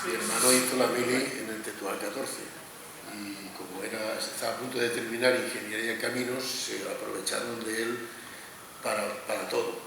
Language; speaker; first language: Spanish; non-native, local second language; Catalan